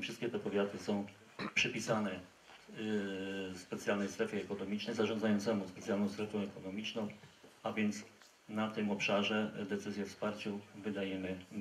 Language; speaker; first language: Polish; native; Polish